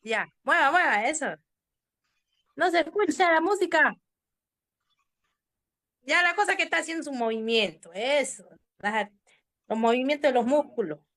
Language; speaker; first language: Spanish; native; Spanish